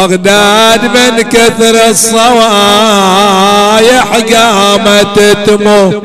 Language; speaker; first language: Arabic; native; Arabic